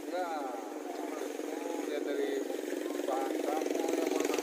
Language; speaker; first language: Indonesian; non-native, local second language; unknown